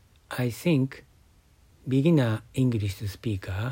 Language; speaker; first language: English; non-native, learner; Japanese